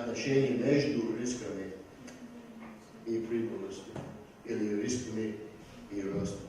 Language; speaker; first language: Russian; non-native, fluent; English